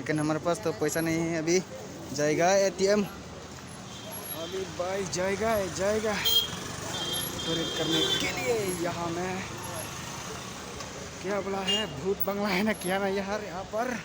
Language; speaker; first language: Hindi; non-native, local second language; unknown